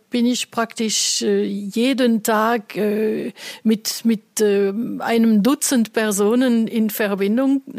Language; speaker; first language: German; non-native, fluent; French